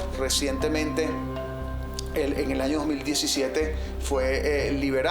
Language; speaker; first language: Spanish; native; Spanish